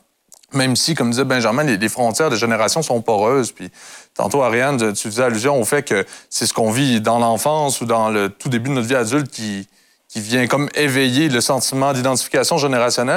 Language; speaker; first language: French; native; French